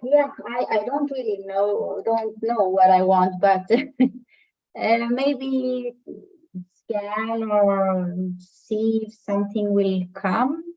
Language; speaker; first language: English; non-native, fluent; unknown